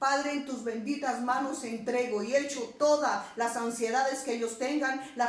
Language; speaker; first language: Spanish; native; Spanish